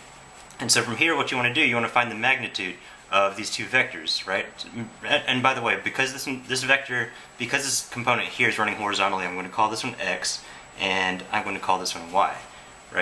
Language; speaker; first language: English; native; English